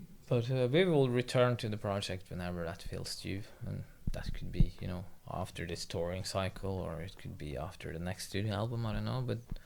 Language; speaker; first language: English; non-native, fluent; Norwegian